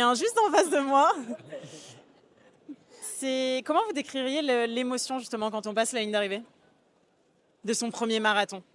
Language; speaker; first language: French; native; French